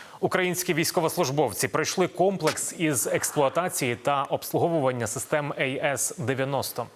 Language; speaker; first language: Ukrainian; native; Ukrainian